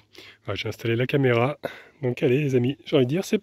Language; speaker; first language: French; native; French